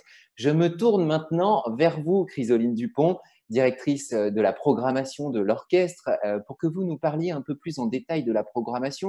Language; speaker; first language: French; native; French